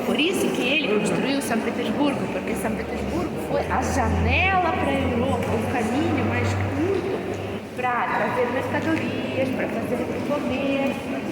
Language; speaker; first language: Portuguese; non-native, fluent; Russian